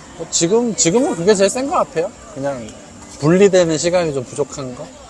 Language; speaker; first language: Korean; native; Korean